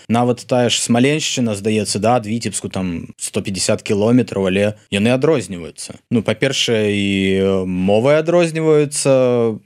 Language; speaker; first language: Belarusian; non-native, local second language; Russian